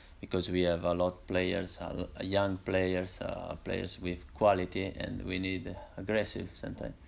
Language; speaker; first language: English; non-native, learner; Italian